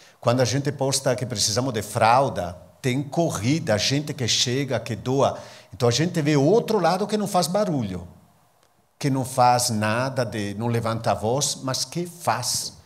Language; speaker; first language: Portuguese; non-native, fluent; Italian